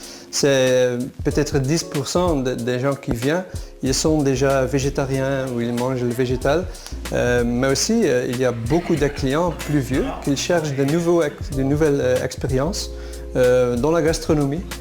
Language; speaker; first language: French; non-native, local second language; Dutch